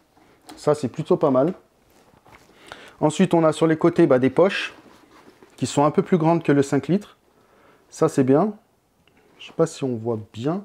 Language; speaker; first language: French; native; French